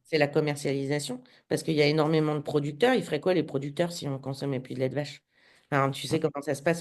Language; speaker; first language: French; native; French